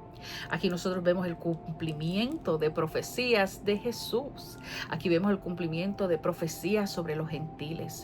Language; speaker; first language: Spanish; native; Spanish